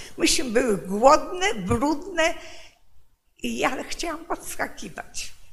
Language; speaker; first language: Polish; native; Polish